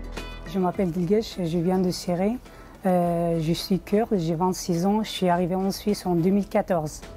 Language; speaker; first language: French; non-native, fluent; Kurdish